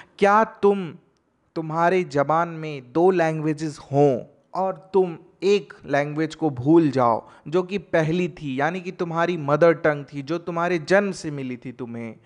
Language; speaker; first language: Hindi; native; Hindi